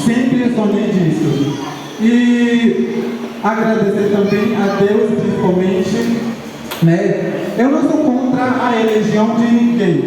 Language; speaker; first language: Portuguese; non-native, local second language; Ticuna